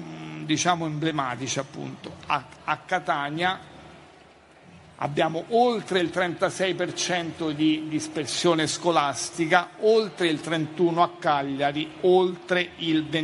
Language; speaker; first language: Italian; native; Italian